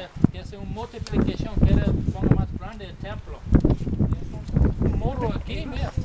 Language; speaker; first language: Spanish; non-native, learner; English